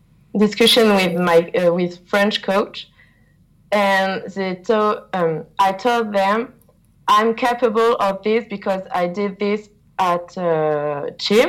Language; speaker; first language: English; non-native, learner; French